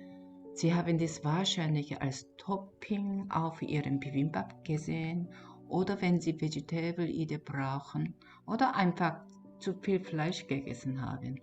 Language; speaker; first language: German; non-native, learner; Korean